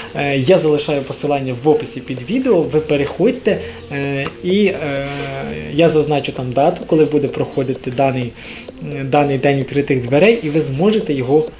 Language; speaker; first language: Ukrainian; non-native, local second language; Russian